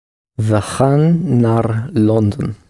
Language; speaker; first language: Dutch; non-native, learner; English